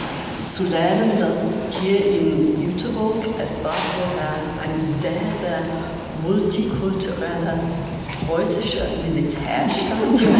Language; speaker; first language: German; non-native, fluent; English